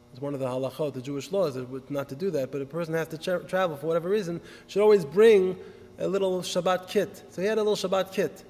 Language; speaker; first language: English; native; English